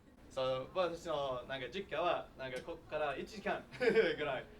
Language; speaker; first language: Japanese; non-native, learner; English